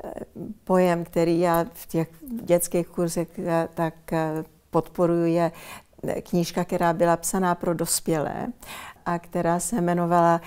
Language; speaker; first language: Czech; early bilingual, heritage; Czech